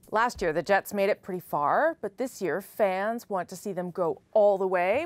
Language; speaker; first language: English; native; English